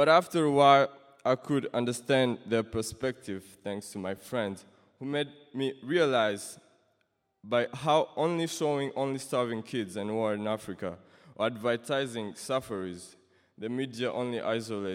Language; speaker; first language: English; non-native, local second language; Kinyarwanda